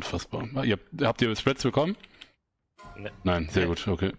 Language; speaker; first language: German; native; German